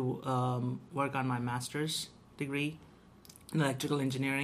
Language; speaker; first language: English; non-native, local second language; Tamil